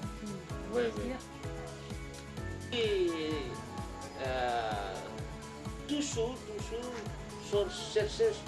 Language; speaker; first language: French; non-native, learner; Indonesian